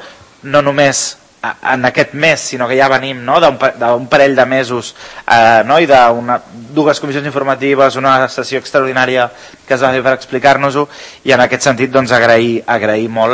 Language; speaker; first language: Catalan; native; Catalan